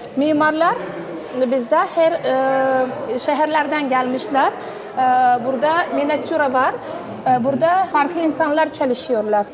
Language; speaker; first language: Turkish; non-native, learner; Uzbek